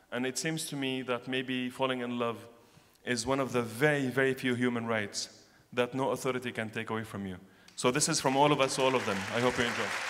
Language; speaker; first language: English; non-native, fluent; Arabic